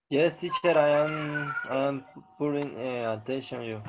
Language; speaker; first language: English; non-native, learner; Spanish